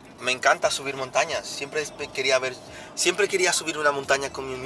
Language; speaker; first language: Spanish; native; Spanish